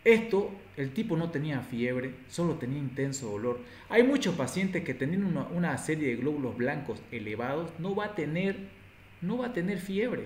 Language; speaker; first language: Spanish; native; Spanish